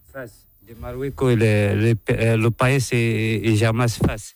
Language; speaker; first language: Spanish; non-native, learner; Arabic